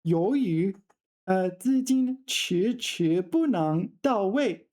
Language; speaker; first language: Chinese; non-native, fluent; English